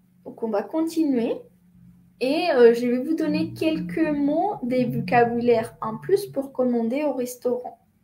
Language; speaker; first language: French; non-native, fluent; Spanish